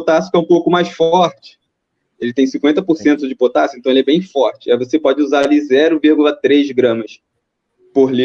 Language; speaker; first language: Portuguese; native; Portuguese